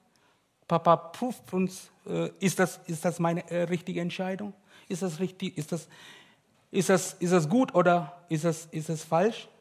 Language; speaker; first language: German; non-native, learner; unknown